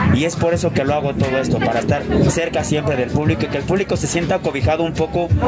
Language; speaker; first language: Spanish; native; Spanish